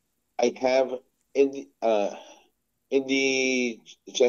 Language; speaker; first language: English; non-native, learner; Korean